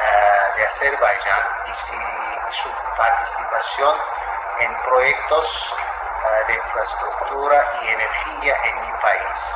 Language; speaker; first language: Spanish; non-native, fluent; Azerbaijani